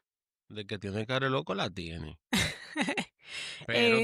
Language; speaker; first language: Spanish; native; Spanish